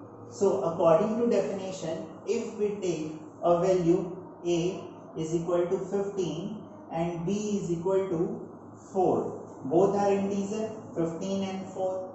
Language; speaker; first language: English; non-native, local second language; Hindi